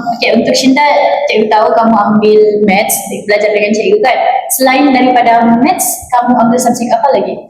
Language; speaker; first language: Malay; native; Malay